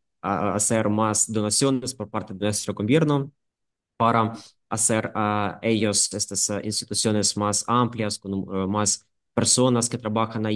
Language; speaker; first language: Spanish; non-native, fluent; Ukrainian